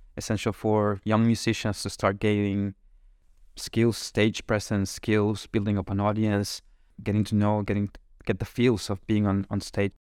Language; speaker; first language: English; non-native, fluent; Spanish